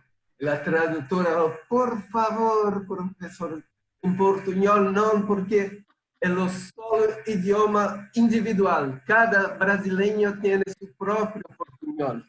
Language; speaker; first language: Spanish; non-native, fluent; Portuguese